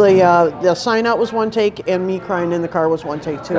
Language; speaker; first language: English; native; English